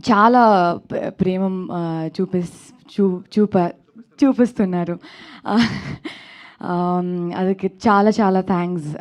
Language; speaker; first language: Telugu; non-native, learner; Kannada